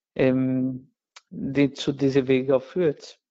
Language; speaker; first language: German; non-native, fluent; Portuguese